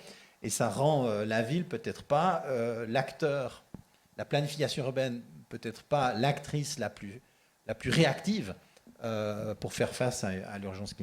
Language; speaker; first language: French; native; French